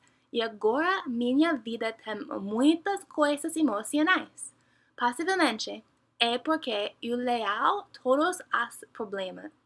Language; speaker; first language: Portuguese; non-native, learner; English